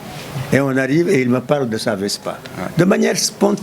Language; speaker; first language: French; non-native, local second language; Wolof